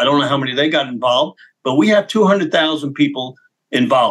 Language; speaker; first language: English; native; English